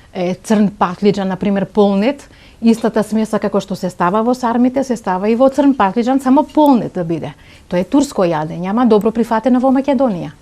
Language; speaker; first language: Macedonian; non-native, local second language; Romany